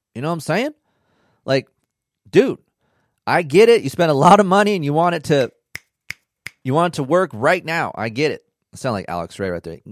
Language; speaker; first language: English; native; English